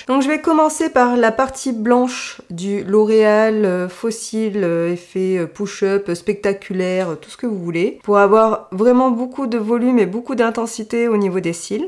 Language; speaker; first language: French; native; French